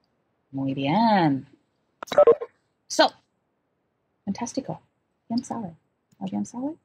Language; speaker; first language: Spanish; non-native, fluent; English